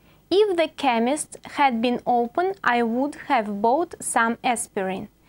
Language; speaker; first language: English; non-native, fluent; Russian